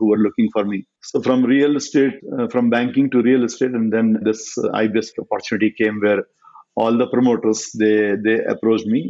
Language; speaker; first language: English; non-native, local second language; Hindi